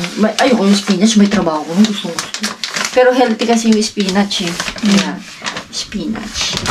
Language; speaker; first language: Filipino; non-native, local second language; Iloko